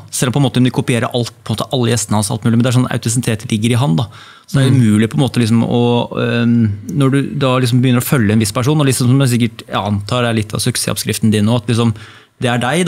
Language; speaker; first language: Norwegian; native; Norwegian